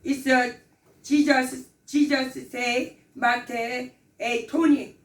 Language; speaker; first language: English; non-native, learner; Korean